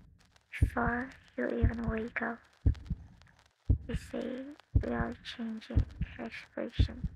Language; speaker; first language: English; non-native, learner; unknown